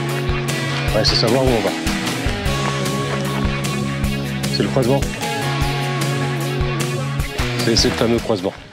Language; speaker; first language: French; native; French